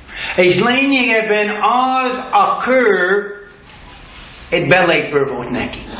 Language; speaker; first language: Hungarian; non-native, learner; English